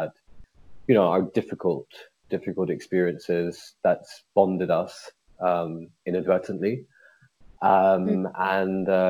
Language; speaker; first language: English; native; English